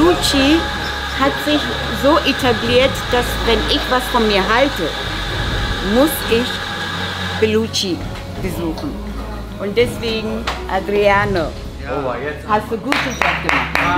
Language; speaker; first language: German; non-native, fluent; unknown